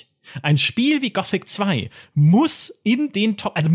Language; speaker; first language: German; native; German